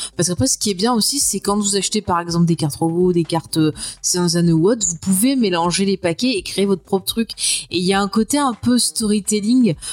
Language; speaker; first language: French; native; French